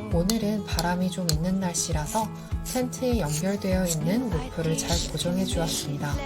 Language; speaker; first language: Korean; native; Korean